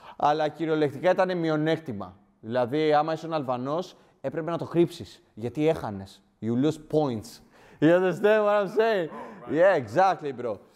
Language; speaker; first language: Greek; early bilingual, other home language; Albanian